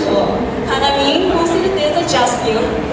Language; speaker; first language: Portuguese; non-native, fluent; Japanese